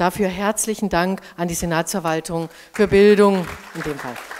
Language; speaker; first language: German; native; German